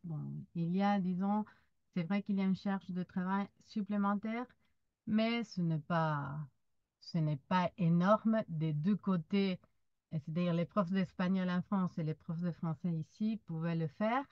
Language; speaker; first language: French; non-native, fluent; Spanish